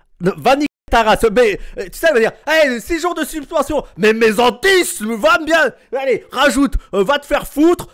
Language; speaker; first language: French; native; French